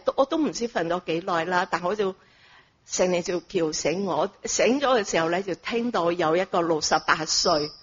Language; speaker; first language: Cantonese; non-native, fluent; Chinese